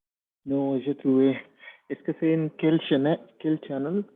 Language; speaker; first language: French; non-native, learner; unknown